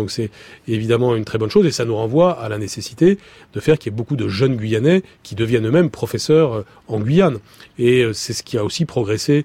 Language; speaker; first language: French; native; French